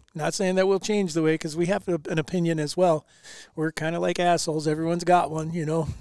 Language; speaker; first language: English; native; English